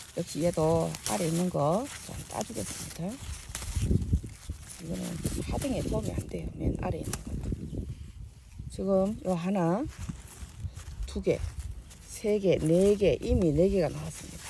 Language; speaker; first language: Korean; native; Korean